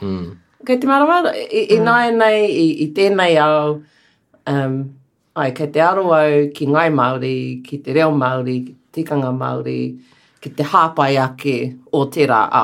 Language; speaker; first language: Māori; non-native, local second language; English